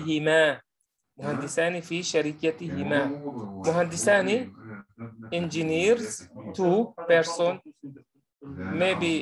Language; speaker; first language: Arabic; non-native, fluent; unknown